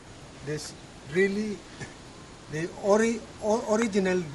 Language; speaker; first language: English; non-native, learner; Indonesian